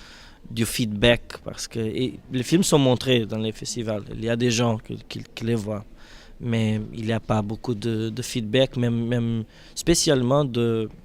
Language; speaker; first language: French; non-native, fluent; Portuguese